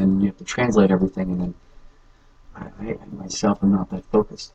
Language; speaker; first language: English; native; English